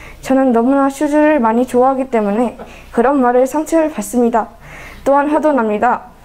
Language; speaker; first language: Korean; native; Korean